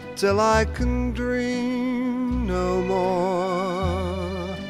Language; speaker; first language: English; native; English